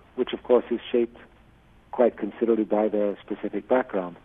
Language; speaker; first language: English; native; English